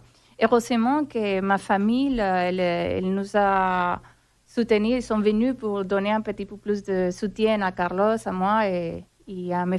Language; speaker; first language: French; non-native, fluent; Spanish